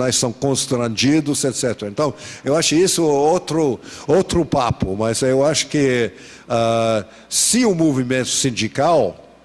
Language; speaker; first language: Portuguese; non-native, fluent; English